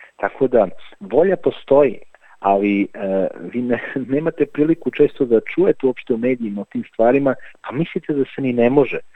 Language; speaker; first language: Serbian; native; Serbian